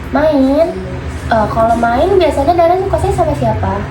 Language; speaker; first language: Indonesian; native; Indonesian